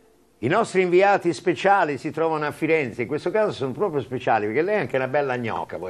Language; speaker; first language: Italian; native; Italian